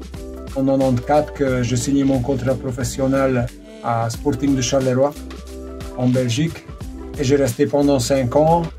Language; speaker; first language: French; non-native, local second language; Hungarian